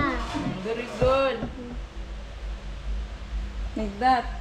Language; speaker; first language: English; non-native, local second language; Cebuano